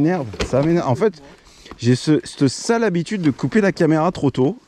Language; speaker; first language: French; native; French